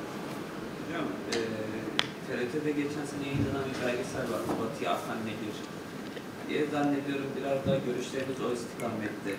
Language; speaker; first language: Turkish; native; Turkish